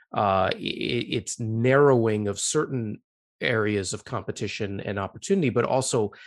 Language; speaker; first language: English; native; English